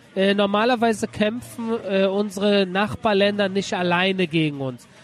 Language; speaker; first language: German; early bilingual, other home language; Persian